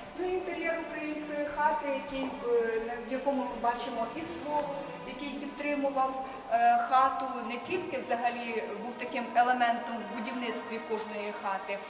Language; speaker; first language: Ukrainian; native; Ukrainian